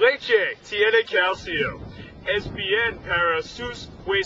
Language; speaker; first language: Spanish; non-native, learner; English